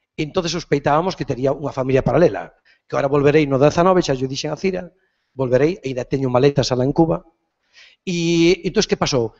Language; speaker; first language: Galician; native; Galician